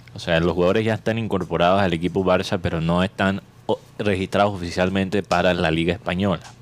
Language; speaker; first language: Spanish; native; Spanish